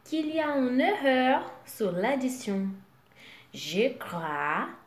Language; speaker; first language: French; non-native, fluent; Portuguese